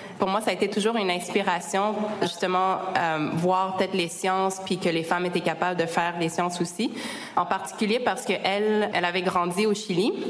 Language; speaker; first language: French; native; French